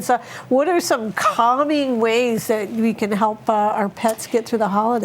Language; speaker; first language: English; native; English